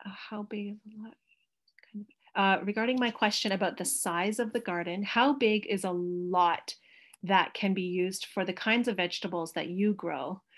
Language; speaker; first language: English; native; English